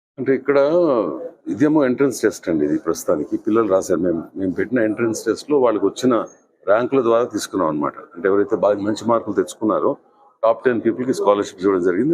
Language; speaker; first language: Telugu; native; Telugu